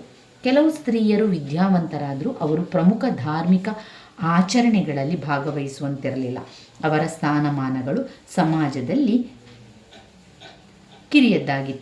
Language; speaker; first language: Kannada; native; Kannada